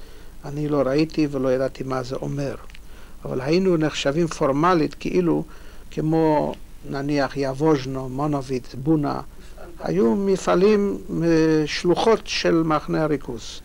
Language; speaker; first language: Hebrew; non-native, fluent; Polish